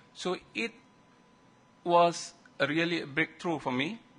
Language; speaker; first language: English; non-native, local second language; Malay